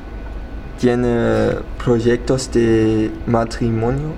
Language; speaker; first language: Spanish; non-native, learner; German